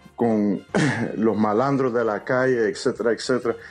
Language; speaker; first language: Spanish; early bilingual, heritage; Spanish